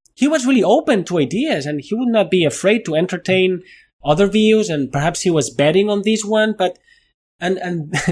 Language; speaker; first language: English; non-native, fluent; Spanish